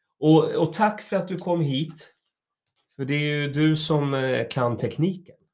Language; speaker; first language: Swedish; native; Swedish